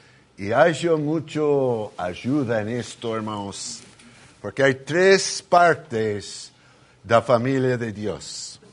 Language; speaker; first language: Spanish; non-native, fluent; English